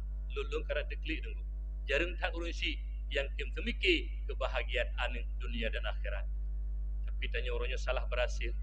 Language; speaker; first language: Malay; non-native, local second language; Achinese